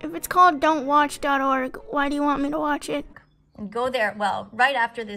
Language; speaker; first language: English; native; English